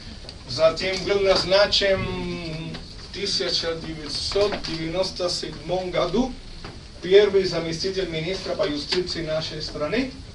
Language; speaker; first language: Russian; non-native, fluent; Spanish